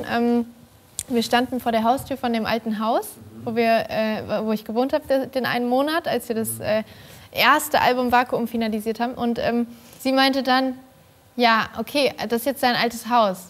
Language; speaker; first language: German; native; German